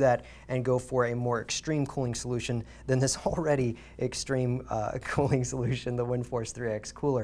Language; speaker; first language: English; native; English